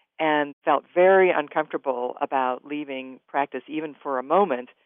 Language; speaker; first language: English; native; English